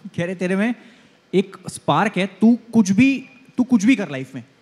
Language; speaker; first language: Hindi; native; Hindi